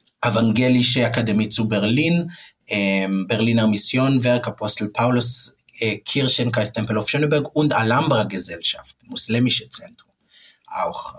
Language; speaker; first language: German; non-native, fluent; Hebrew